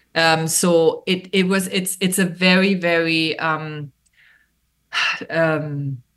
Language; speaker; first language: English; non-native, fluent; German